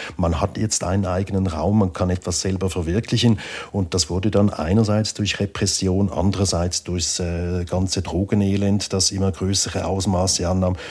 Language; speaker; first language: German; native; German